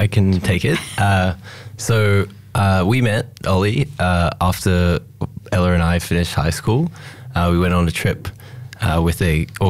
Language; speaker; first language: English; native; English